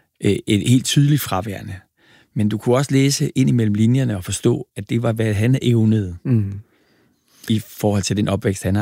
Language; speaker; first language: Danish; native; Danish